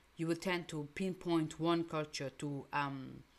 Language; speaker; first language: English; non-native, local second language; French